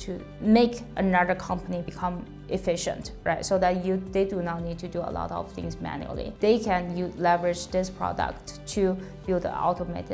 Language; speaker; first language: English; non-native, fluent; Chinese